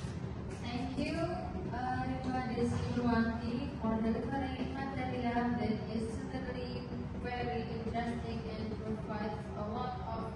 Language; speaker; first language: English; non-native, learner; Indonesian